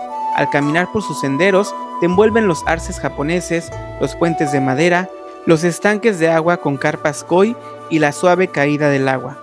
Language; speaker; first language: Spanish; native; Spanish